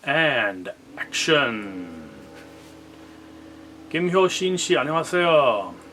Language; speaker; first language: Korean; non-native, fluent; English